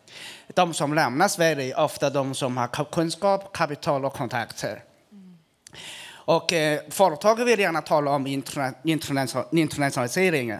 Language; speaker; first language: Swedish; non-native, fluent; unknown